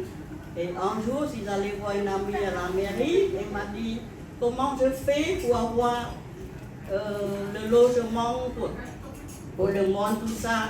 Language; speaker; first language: French; non-native, fluent; Khmer